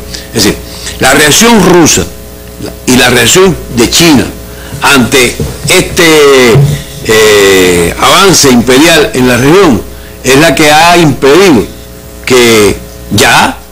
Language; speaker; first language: Spanish; native; Spanish